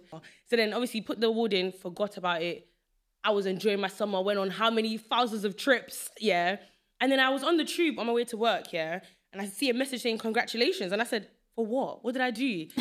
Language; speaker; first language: English; early bilingual, other home language; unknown